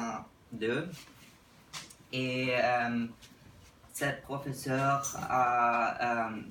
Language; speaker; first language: French; non-native, learner; English